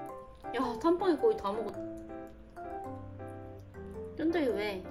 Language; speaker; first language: Korean; native; Korean